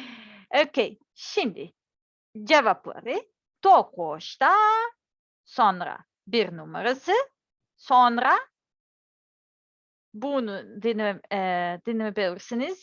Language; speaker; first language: Turkish; non-native, learner; Serbian